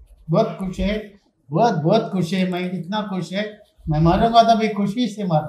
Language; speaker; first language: Hindi; early bilingual, heritage; Hindi